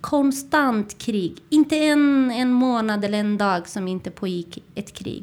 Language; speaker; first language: Swedish; non-native, fluent; Central Kurdish